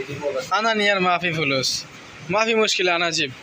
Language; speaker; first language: Arabic; non-native, learner; Bangla